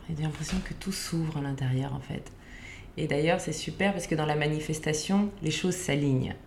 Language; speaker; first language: French; native; French